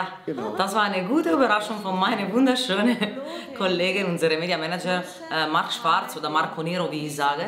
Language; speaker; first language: German; non-native, learner; Italian